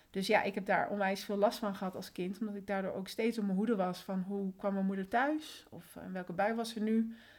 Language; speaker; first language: Dutch; early bilingual, other home language; Spanish